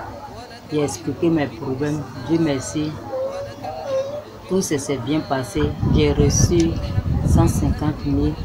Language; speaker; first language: French; non-native, local second language; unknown